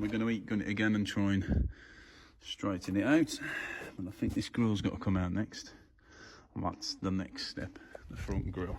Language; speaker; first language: English; native; English